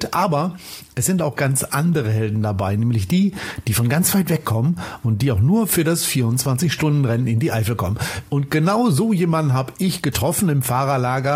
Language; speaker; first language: German; native; German